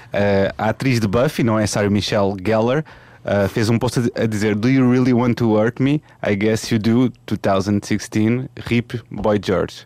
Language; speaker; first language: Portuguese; native; Portuguese